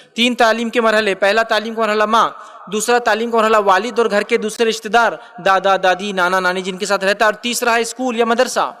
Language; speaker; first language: Urdu; native; Urdu